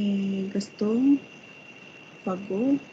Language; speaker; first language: Portuguese; non-native, learner; Spanish